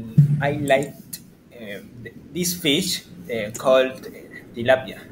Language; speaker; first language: English; non-native, learner; Spanish